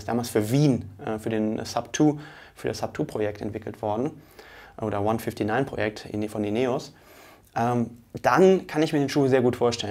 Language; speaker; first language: German; native; German